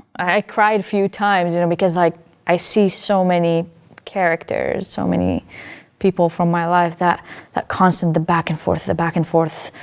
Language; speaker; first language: English; non-native, fluent; Arabic